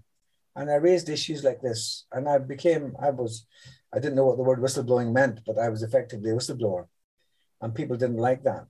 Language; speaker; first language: English; native; English